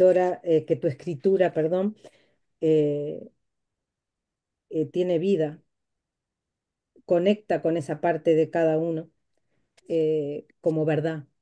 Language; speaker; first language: Spanish; native; Spanish